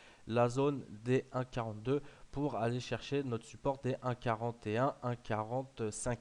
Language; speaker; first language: French; native; French